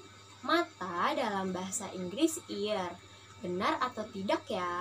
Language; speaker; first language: Indonesian; native; Indonesian